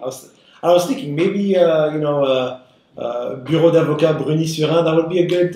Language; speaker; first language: English; native; English